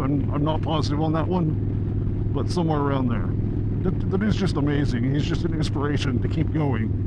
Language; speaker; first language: English; native; English